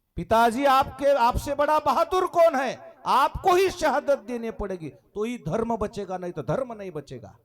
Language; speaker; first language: Hindi; non-native, local second language; Marathi